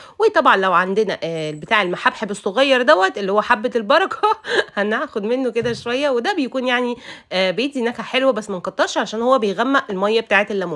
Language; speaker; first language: Arabic; native; Arabic